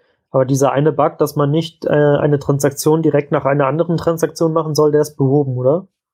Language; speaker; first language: German; native; German